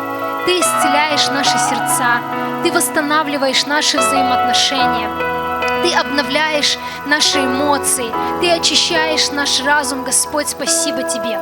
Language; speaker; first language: Russian; native; Russian